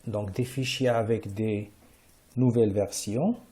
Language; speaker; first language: French; non-native, local second language; Arabic